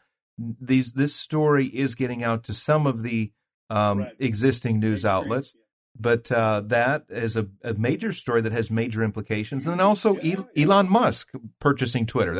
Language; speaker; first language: English; native; English